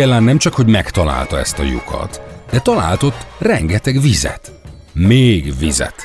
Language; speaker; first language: Hungarian; native; Hungarian